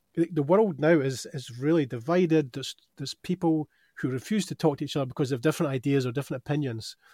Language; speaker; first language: English; native; English